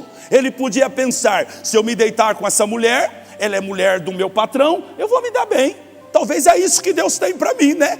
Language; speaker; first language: Portuguese; native; Portuguese